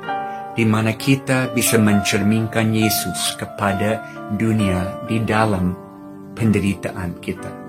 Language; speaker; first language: Indonesian; non-native, fluent; English